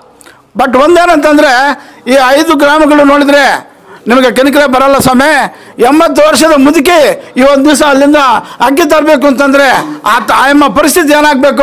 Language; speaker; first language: Kannada; native; Kannada